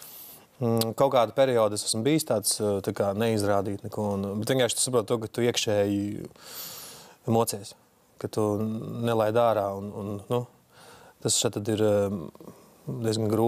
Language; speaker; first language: Latvian; native; Latvian